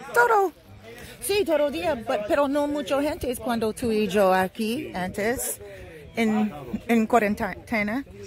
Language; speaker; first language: Spanish; non-native, learner; English